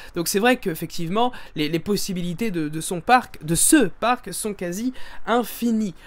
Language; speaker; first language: French; native; French